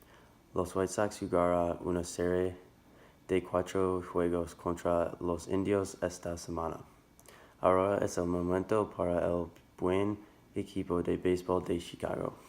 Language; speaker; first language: Spanish; non-native, learner; English